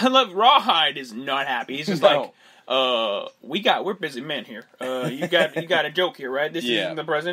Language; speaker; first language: English; native; English